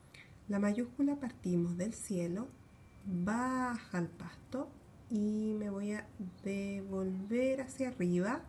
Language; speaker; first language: Spanish; native; Spanish